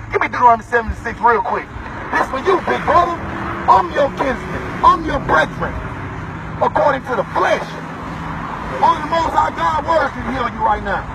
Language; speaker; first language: English; native; English